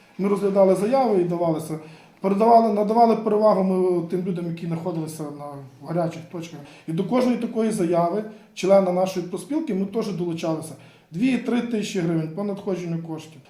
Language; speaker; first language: Ukrainian; native; Ukrainian